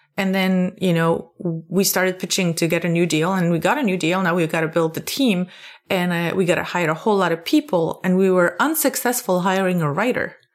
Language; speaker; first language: English; non-native, fluent; Arabic